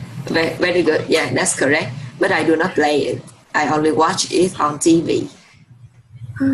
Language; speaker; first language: English; non-native, fluent; Vietnamese